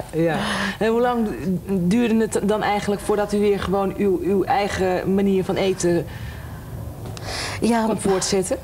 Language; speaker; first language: Dutch; native; Dutch